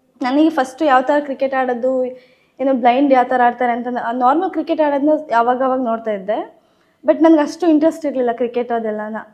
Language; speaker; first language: Kannada; native; Kannada